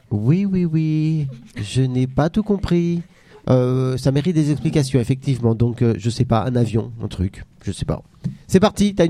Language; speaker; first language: French; native; French